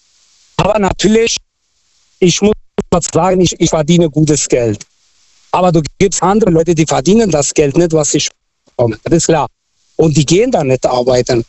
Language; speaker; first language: German; early bilingual, other home language; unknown